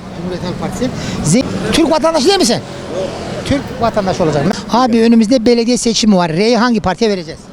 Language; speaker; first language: Turkish; native; Turkish